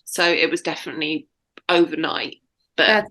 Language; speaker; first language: English; native; English